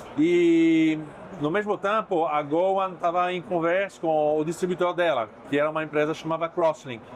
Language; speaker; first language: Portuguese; non-native, fluent; French